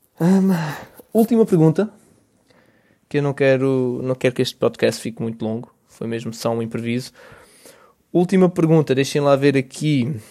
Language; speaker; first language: Portuguese; native; Portuguese